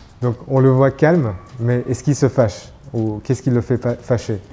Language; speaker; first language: French; non-native, fluent; Turkish